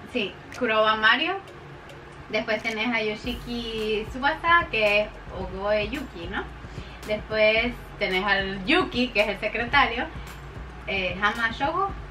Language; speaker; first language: Spanish; native; Spanish